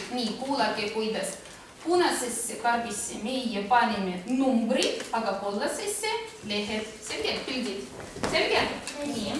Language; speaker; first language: Estonian; non-native, local second language; Russian